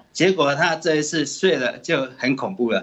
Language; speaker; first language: Chinese; native; Chinese